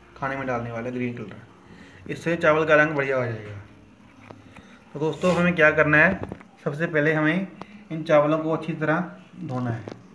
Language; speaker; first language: Hindi; native; Hindi